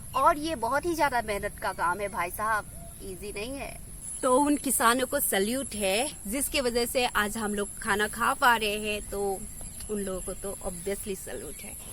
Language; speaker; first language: Hindi; non-native, local second language; Assamese